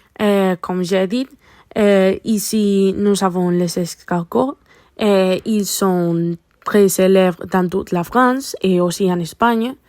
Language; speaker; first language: French; non-native, learner; Spanish